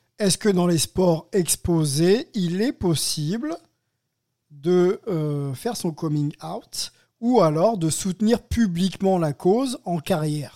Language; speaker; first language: French; native; French